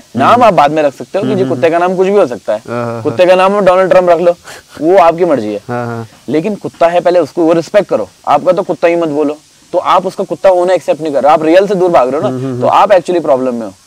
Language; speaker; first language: Hindi; native; Hindi